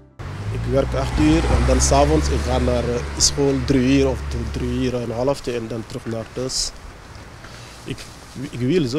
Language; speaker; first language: Dutch; non-native, learner; Wolof